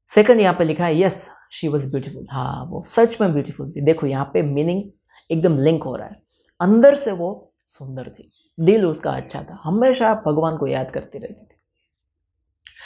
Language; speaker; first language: Hindi; non-native, local second language; Gujarati